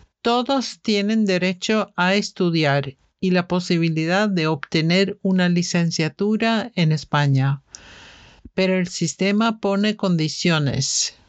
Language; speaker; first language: Spanish; non-native, fluent; Norwegian